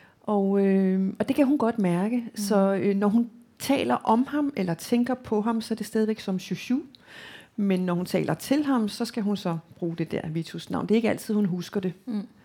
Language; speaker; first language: Danish; native; Danish